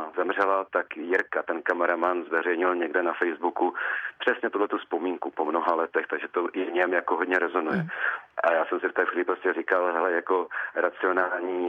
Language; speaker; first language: Czech; native; Czech